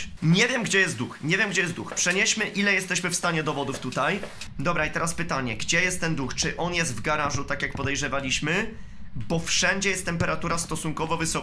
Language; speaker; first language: Polish; native; Polish